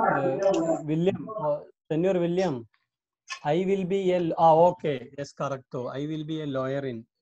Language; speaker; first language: English; non-native, local second language; Hindi